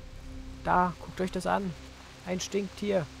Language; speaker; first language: German; native; German